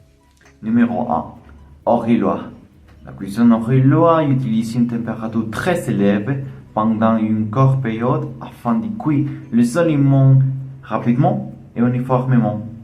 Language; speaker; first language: French; non-native, learner; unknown